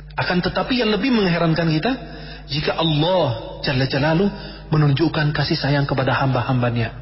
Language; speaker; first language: Indonesian; non-native, fluent; Arabic